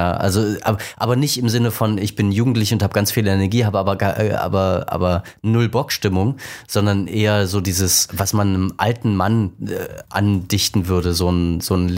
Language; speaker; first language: German; native; German